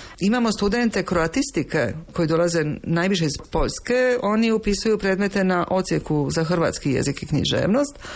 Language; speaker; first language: Croatian; native; Croatian